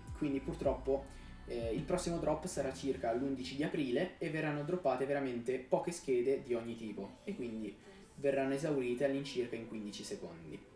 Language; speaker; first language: Italian; native; Italian